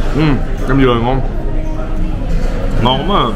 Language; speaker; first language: Vietnamese; early bilingual, heritage; Vietnamese